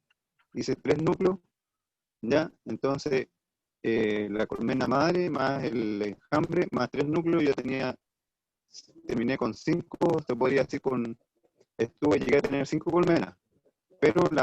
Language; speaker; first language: Spanish; native; Spanish